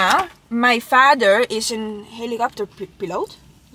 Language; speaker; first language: Dutch; non-native, learner; Italian